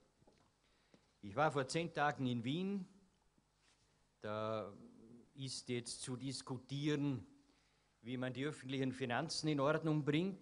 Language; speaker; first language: German; native; German